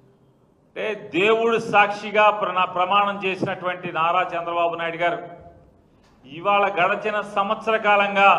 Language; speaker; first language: Telugu; native; Telugu